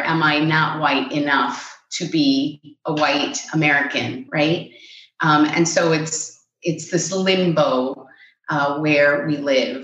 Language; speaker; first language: English; non-native, fluent; Spanish